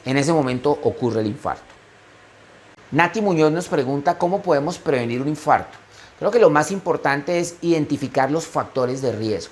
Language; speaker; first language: Spanish; native; Spanish